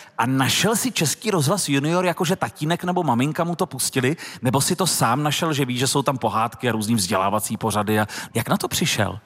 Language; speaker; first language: Czech; native; Czech